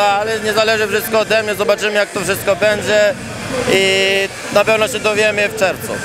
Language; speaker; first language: Polish; non-native, fluent; Albanian